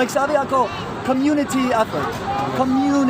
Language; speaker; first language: Filipino; non-native, learner; English